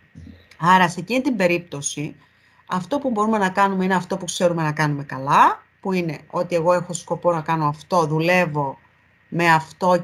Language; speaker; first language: Greek; native; Greek